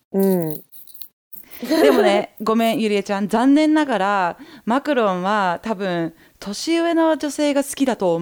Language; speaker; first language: Japanese; early bilingual, heritage; Japanese